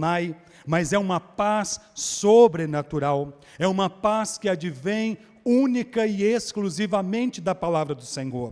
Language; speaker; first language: Portuguese; native; Portuguese